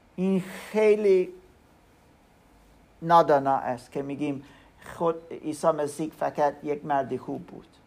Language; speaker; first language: Persian; non-native, learner; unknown